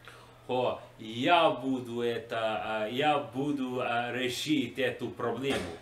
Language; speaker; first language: Russian; non-native, learner; English